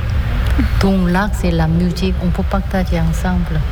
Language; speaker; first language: French; non-native, learner; Korean